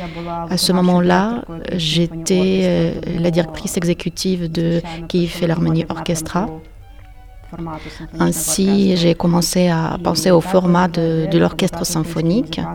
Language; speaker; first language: French; non-native, fluent; Ukrainian